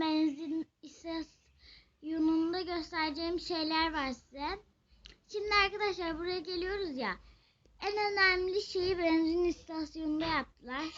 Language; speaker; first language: Turkish; native; Turkish